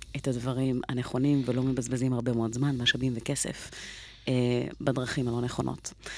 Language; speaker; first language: Hebrew; native; Hebrew